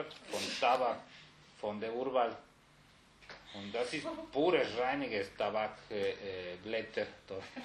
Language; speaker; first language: German; non-native, fluent; Spanish